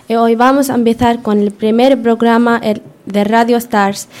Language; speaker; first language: Spanish; non-native, learner; Arabic